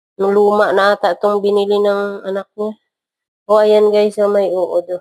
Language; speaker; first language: Filipino; non-native, local second language; Hiligaynon